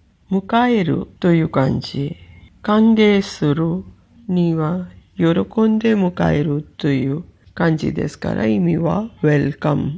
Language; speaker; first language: Japanese; non-native, fluent; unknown